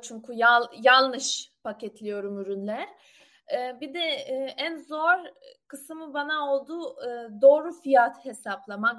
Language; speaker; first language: Turkish; non-native, learner; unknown